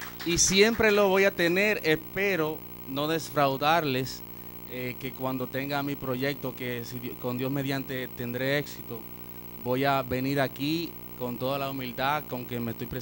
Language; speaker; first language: Spanish; native; Spanish